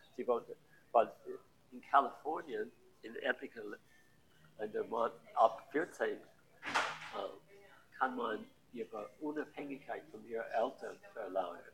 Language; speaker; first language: German; non-native, fluent; English